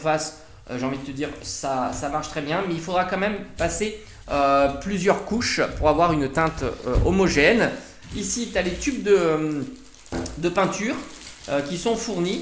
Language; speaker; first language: French; native; French